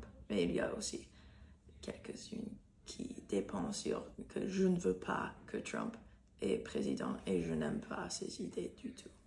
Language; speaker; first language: French; non-native, learner; English